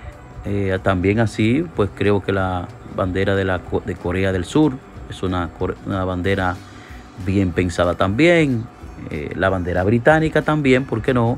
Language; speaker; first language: Spanish; native; Spanish